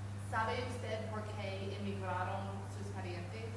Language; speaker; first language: Spanish; non-native, learner; English